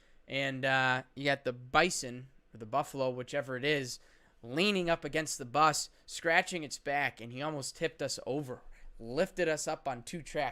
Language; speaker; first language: English; native; English